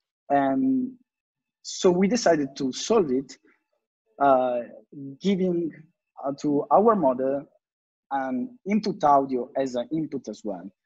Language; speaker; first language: English; non-native, fluent; Italian